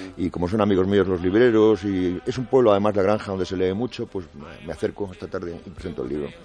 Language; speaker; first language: Spanish; native; Spanish